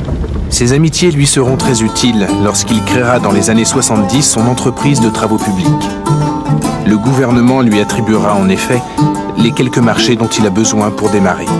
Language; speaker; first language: French; native; French